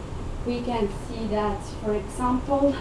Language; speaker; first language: English; non-native, fluent; Italian